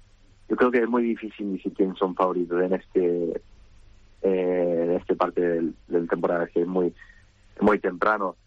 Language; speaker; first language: Spanish; non-native, fluent; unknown